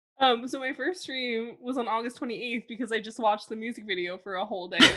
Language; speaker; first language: English; native; English